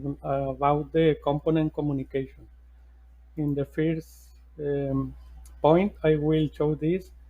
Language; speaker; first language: English; non-native, learner; Spanish